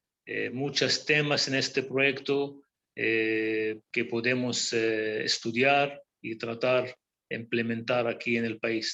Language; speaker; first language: Spanish; non-native, fluent; Hebrew